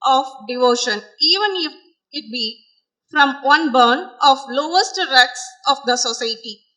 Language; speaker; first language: English; non-native, local second language; Tamil